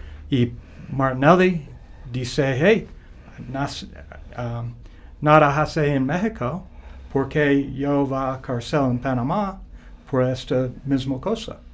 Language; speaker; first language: Spanish; non-native, learner; English